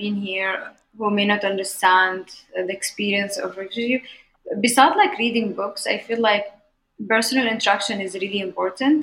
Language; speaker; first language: English; non-native, fluent; Arabic